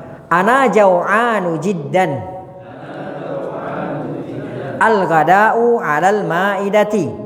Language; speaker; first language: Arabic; non-native, fluent; Indonesian